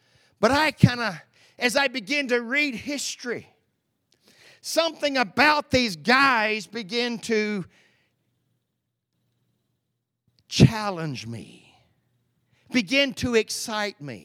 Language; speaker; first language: English; native; English